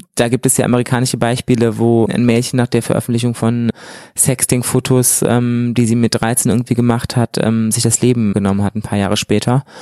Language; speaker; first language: German; native; German